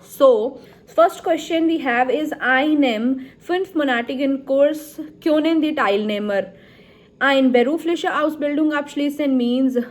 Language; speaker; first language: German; non-native, learner; Punjabi